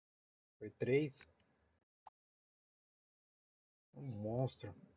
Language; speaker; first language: Portuguese; native; Portuguese